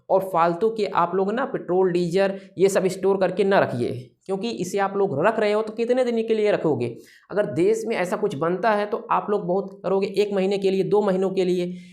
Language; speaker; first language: Hindi; native; Hindi